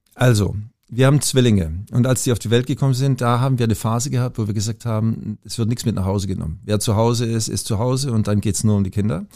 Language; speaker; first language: German; native; German